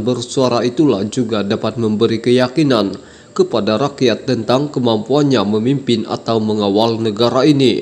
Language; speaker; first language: Malay; native; Malay